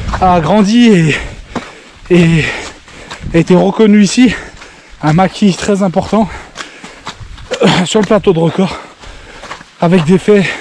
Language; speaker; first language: French; native; French